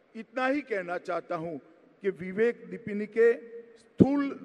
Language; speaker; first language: Hindi; non-native, local second language; Gujarati